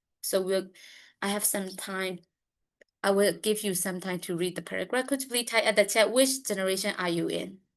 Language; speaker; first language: English; non-native, fluent; Burmese